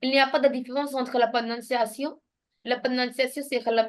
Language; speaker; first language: French; non-native, fluent; Punjabi